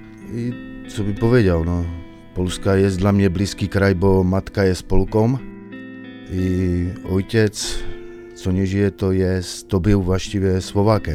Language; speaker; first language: Polish; early bilingual, heritage; Czech